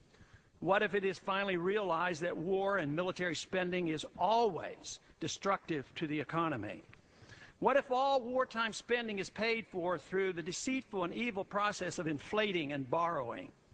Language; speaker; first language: English; native; English